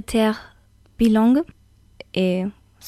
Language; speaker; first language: French; non-native, learner; German